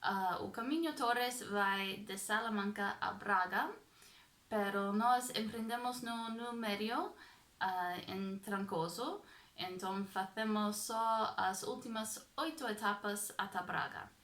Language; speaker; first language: Portuguese; non-native, fluent; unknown